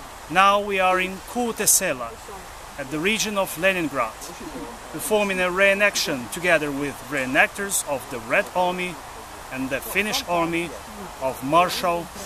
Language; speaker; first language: English; non-native, fluent; Portuguese